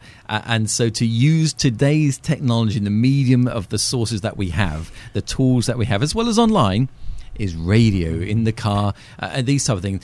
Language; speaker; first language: English; native; English